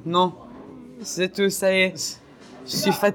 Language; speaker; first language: French; non-native, learner; Hebrew